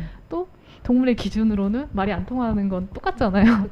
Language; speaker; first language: Korean; native; Korean